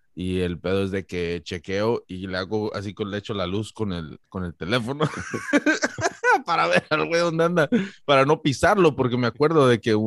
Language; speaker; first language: Spanish; native; Spanish